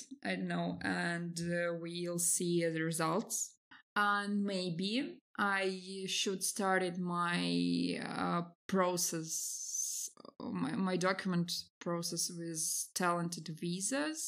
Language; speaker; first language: English; non-native, fluent; Russian